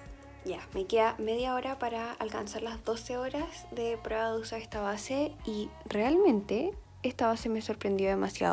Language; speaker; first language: Spanish; native; Spanish